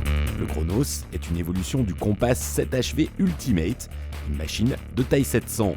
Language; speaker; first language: French; native; French